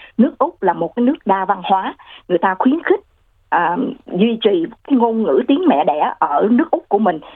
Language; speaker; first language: Vietnamese; native; Vietnamese